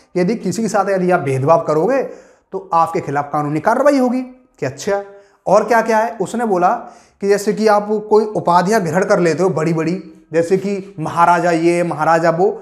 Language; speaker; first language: Hindi; native; Hindi